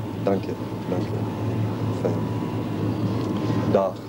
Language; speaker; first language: Dutch; non-native, fluent; Czech